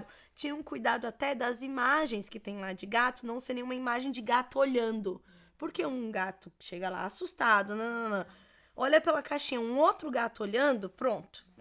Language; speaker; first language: Portuguese; native; Portuguese